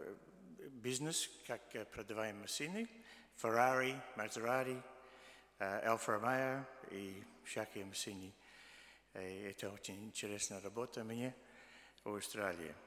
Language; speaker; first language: Russian; early bilingual, heritage; Russian